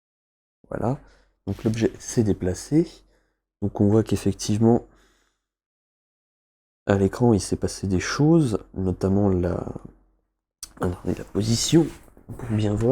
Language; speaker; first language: French; native; French